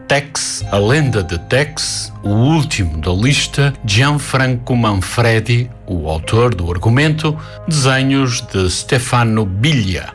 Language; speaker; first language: Portuguese; native; Portuguese